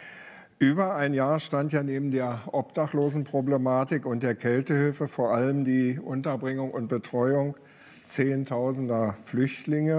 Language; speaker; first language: German; native; German